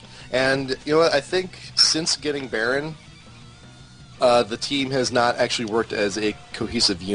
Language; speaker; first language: English; native; English